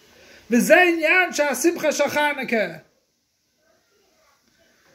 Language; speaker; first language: Hebrew; non-native, fluent; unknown